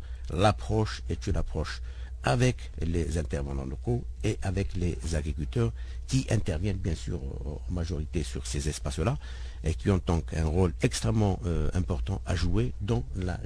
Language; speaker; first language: French; non-native, local second language; Arabic